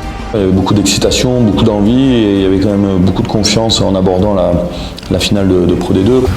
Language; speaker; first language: French; native; French